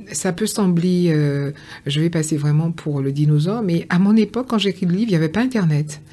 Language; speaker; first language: French; native; French